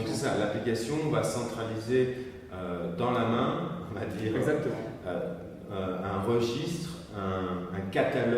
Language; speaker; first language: French; native; French